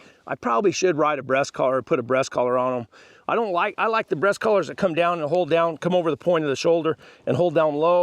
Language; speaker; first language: English; native; English